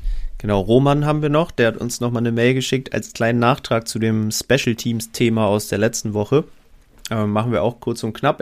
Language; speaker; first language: German; native; German